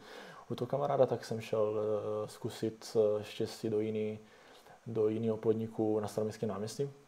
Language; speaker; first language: Czech; non-native, fluent; Italian